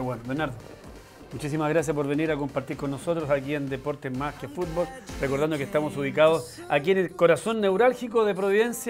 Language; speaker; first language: Spanish; native; Spanish